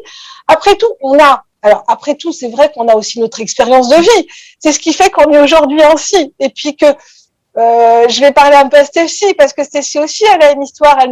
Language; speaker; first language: French; native; French